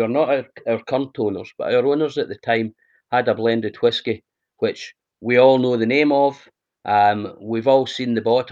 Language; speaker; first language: English; native; English